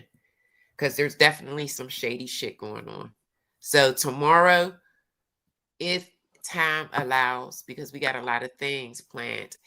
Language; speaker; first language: English; native; English